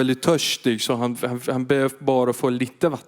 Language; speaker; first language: Swedish; non-native, fluent; Persian